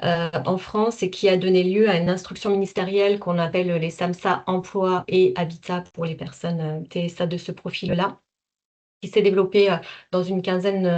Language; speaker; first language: French; native; French